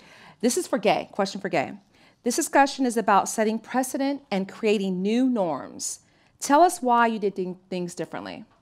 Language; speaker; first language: English; native; English